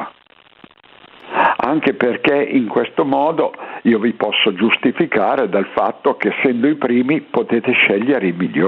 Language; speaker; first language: Italian; native; Italian